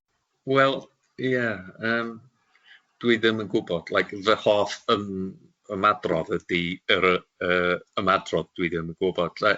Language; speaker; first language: Welsh; non-native, local second language; English